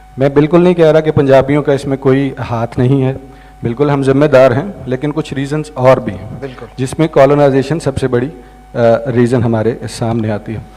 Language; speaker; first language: Urdu; non-native, local second language; Punjabi